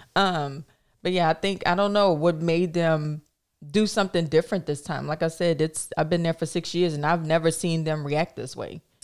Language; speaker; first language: English; native; English